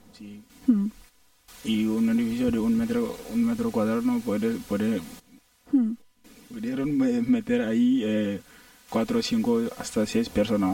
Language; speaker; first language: Spanish; non-native, learner; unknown